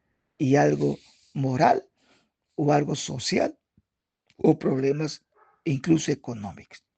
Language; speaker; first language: Spanish; native; Spanish